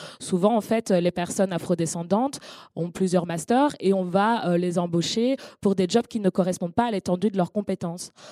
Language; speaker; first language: French; native; French